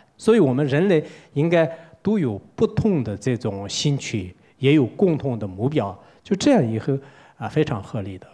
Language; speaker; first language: Chinese; non-native, local second language; Tibetan